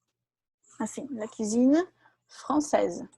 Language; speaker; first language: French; non-native, fluent; Portuguese